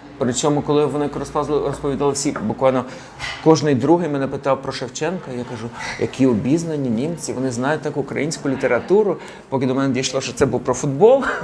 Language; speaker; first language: Ukrainian; native; Ukrainian